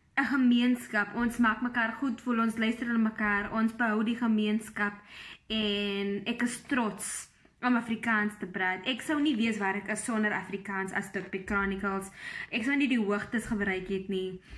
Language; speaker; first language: Afrikaans; native; Afrikaans